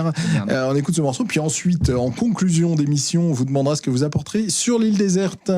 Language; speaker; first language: French; native; French